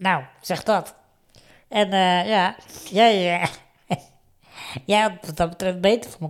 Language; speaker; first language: Dutch; native; Dutch